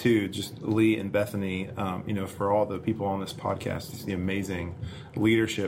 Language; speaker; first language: English; native; English